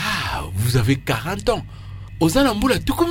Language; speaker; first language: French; non-native, local second language; Lingala